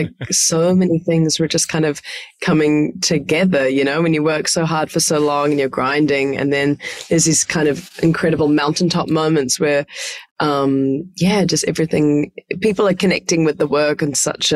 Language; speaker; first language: English; native; English